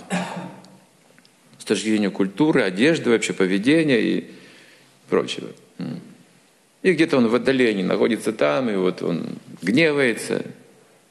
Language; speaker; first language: Russian; native; Russian